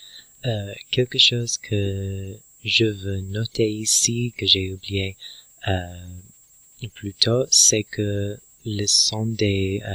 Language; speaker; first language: French; non-native, learner; English